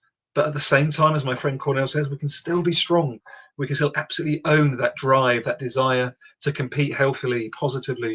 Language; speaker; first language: English; native; English